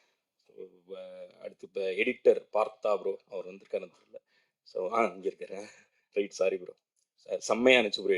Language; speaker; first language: Tamil; native; Tamil